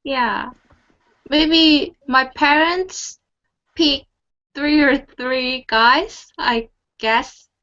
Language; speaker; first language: English; non-native, learner; Korean